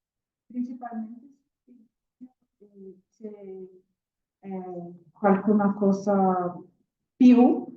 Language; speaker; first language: Italian; non-native, learner; Portuguese